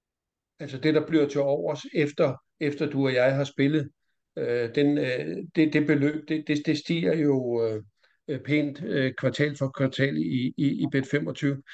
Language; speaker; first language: Danish; native; Danish